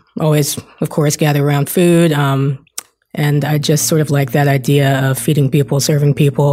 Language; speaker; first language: English; native; English